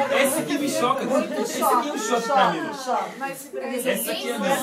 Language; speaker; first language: Portuguese; non-native, learner; French